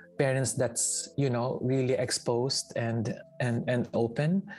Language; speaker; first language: English; non-native, local second language; Filipino